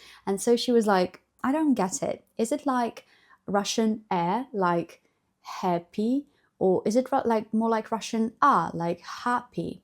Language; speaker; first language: English; non-native, fluent; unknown